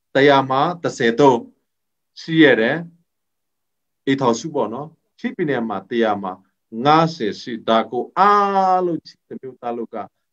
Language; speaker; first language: Burmese; non-native, local second language; Hakha Chin